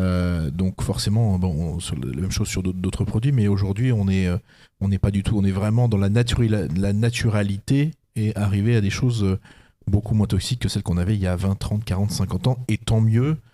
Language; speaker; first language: French; native; French